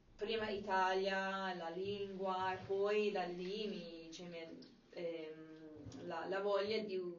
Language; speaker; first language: Italian; non-native, fluent; English